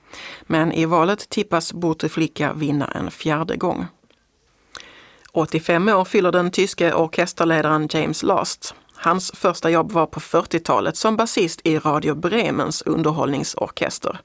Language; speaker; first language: Swedish; native; Swedish